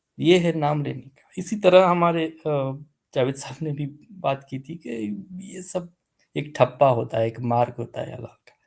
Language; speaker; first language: Urdu; non-native, local second language; Sindhi